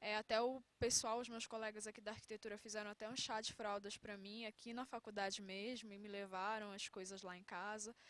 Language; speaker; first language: Portuguese; non-native, local second language; Kabuverdianu